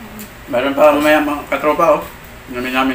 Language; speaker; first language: Filipino; non-native, local second language; Cebuano